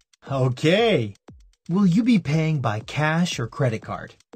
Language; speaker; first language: English; native; English